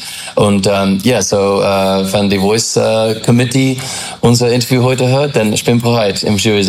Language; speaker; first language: German; non-native, learner; English